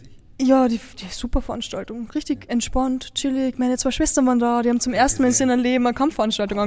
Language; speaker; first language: German; native; German